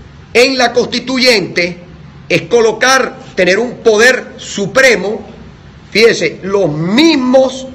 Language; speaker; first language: Spanish; native; Spanish